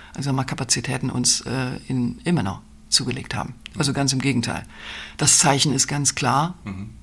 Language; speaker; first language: German; native; German